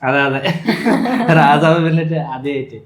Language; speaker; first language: Malayalam; non-native, local second language; Bangla